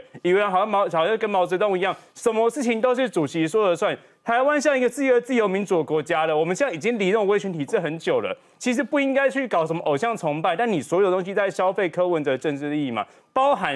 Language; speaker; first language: Chinese; native; Chinese